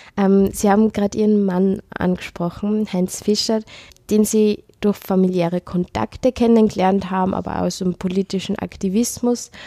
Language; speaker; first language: German; native; German